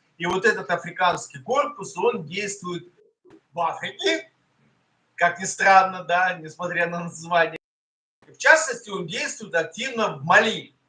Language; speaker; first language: Russian; native; Russian